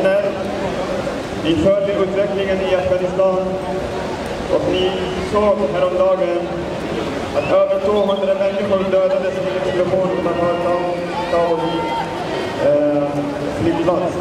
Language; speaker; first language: Swedish; non-native, fluent; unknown